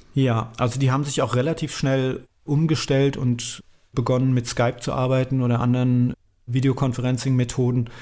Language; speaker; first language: German; native; German